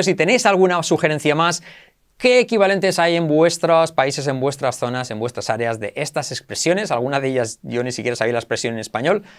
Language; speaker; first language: Spanish; native; Spanish